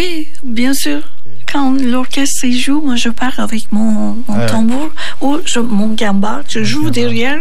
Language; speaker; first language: French; non-native, learner; Turkish